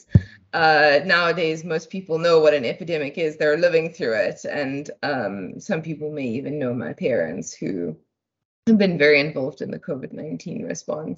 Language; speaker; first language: English; native; English